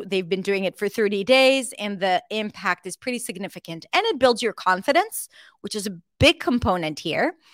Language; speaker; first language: English; non-native, fluent; Hebrew